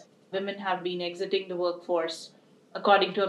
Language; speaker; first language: English; non-native, local second language; Hindi